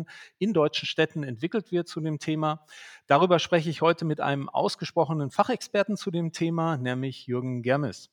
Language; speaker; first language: German; native; German